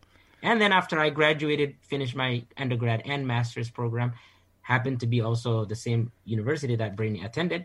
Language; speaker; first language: English; non-native, fluent; Somali